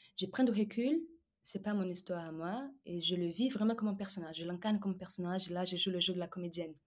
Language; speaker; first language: French; non-native, fluent; Portuguese